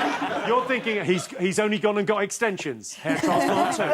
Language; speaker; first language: English; native; English